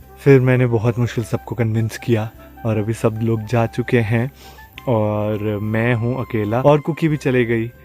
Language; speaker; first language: Hindi; native; Hindi